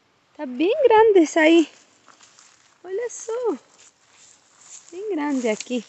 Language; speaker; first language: Spanish; non-native, learner; Portuguese